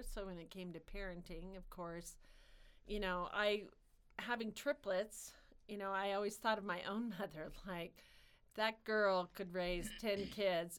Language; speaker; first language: English; native; English